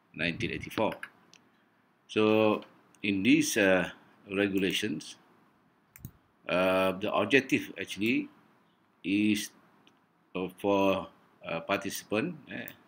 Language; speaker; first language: English; non-native, local second language; Malay